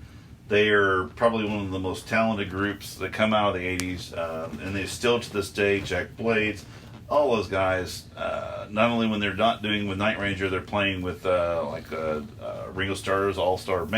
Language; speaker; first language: English; native; English